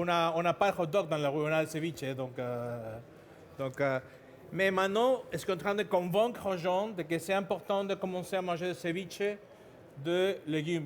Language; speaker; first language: French; non-native, fluent; Spanish